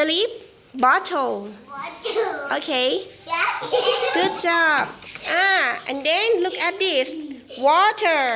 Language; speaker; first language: English; non-native, fluent; Thai